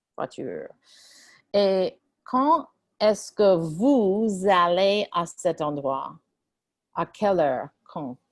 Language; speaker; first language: French; non-native, fluent; English